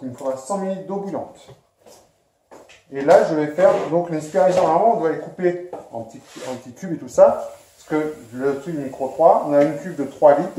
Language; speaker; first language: French; native; French